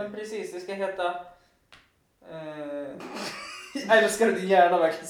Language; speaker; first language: Swedish; native; Swedish